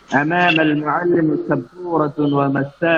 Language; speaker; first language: Arabic; non-native, learner; Bangla